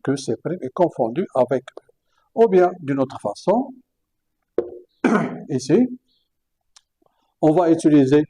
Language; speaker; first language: French; non-native, local second language; Arabic